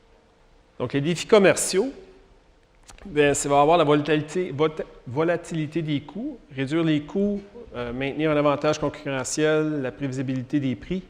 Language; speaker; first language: French; native; French